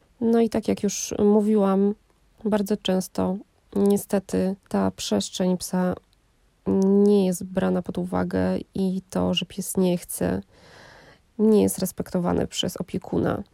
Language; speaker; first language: Polish; native; Polish